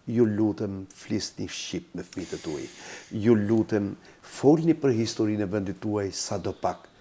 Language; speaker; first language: Albanian; native; Albanian